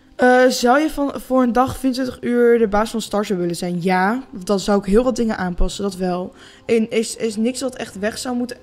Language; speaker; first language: Dutch; native; Dutch